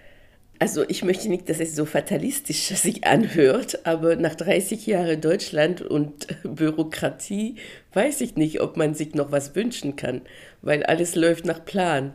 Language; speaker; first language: German; non-native, fluent; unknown